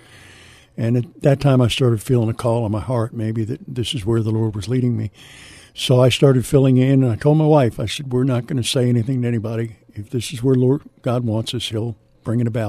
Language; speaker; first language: English; native; English